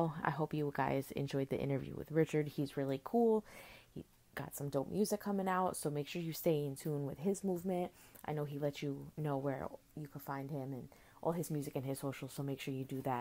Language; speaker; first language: English; native; English